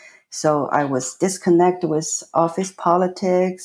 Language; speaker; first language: English; non-native, fluent; Chinese